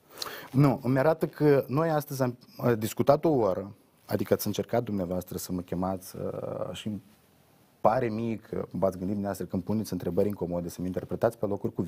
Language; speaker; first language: Romanian; native; Romanian